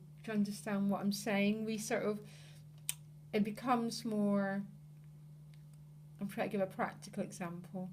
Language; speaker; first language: English; native; English